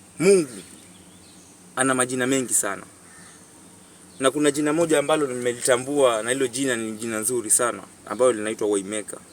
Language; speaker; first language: Swahili; non-native, local second language; Kamba